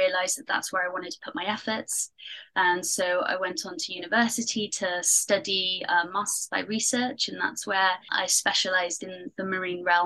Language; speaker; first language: English; native; English